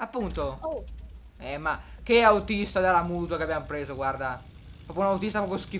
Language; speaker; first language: Italian; native; Italian